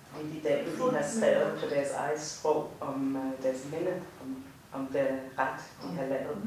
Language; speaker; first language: Danish; non-native, fluent; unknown